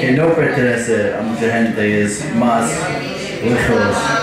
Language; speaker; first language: Spanish; non-native, learner; English